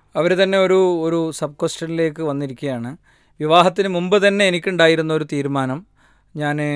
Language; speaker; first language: Malayalam; native; Malayalam